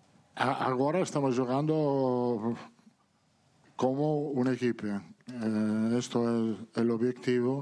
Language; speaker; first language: Portuguese; non-native, learner; Italian